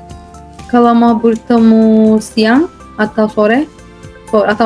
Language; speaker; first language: Indonesian; non-native, fluent; Turkish